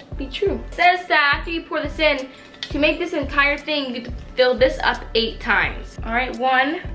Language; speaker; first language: English; native; English